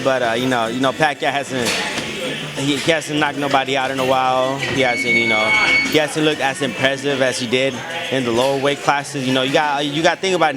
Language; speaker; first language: English; native; English